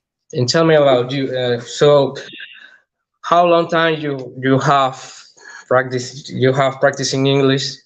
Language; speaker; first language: English; non-native, learner; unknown